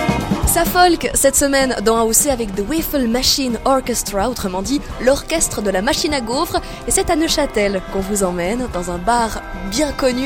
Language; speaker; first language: French; native; French